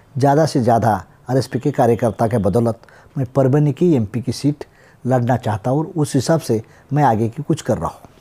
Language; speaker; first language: Hindi; non-native, local second language; Marathi